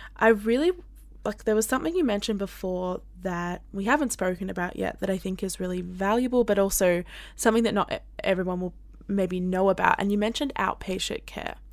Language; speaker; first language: English; native; English